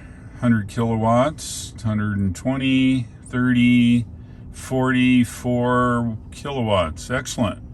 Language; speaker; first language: English; native; English